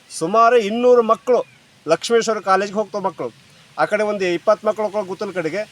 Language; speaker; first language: Kannada; native; Kannada